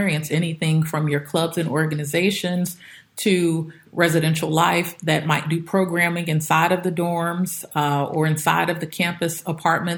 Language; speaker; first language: English; native; English